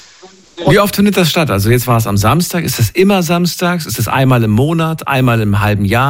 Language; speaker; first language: German; native; German